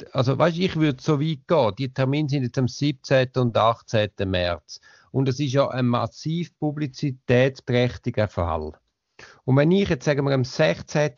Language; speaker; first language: German; native; German